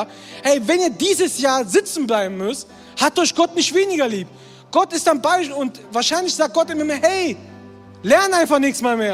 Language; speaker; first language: German; native; German